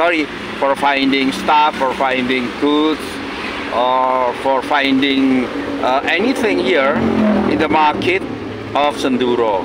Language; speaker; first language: English; non-native, learner; Indonesian